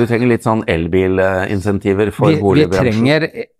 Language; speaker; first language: Norwegian; native; Norwegian